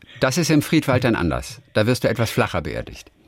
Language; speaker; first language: German; native; German